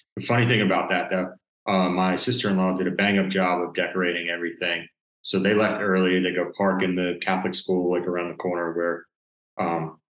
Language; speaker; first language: English; native; English